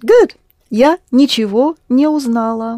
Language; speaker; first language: Russian; non-native, fluent; English